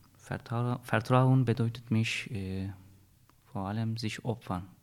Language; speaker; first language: German; non-native, learner; Turkish